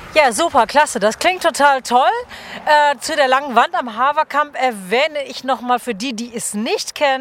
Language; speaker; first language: German; native; German